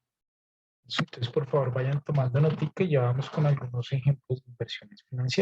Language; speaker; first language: Spanish; native; Spanish